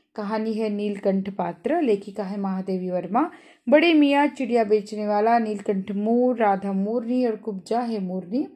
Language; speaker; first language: Hindi; non-native, local second language; Marathi